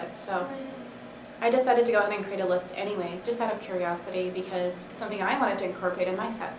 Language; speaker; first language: English; native; English